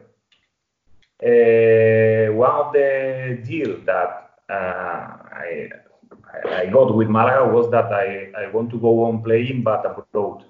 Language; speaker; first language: English; non-native, fluent; Spanish